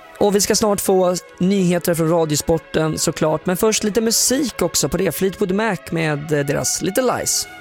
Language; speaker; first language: Swedish; native; Swedish